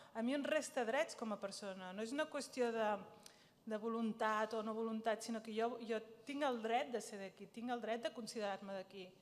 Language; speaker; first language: Catalan; early bilingual, other home language; Riffian